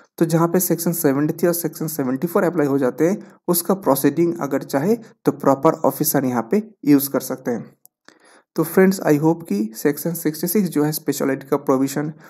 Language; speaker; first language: Hindi; non-native, local second language; Bangla